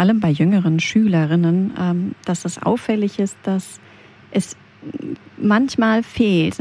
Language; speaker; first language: German; native; German